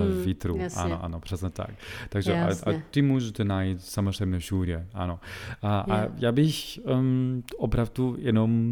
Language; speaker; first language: Czech; non-native, fluent; German